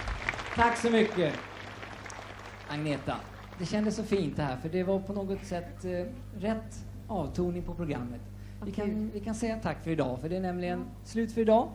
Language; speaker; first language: Swedish; native; Swedish